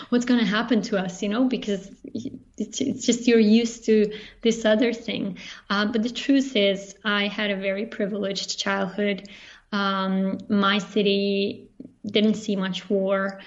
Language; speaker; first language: English; non-native, fluent; Bosnian